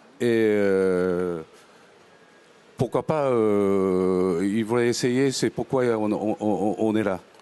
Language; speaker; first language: French; non-native, fluent; Japanese